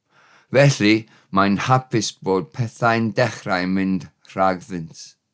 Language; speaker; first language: Welsh; non-native, learner; English